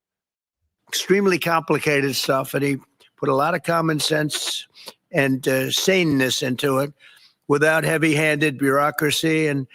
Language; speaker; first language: English; native; English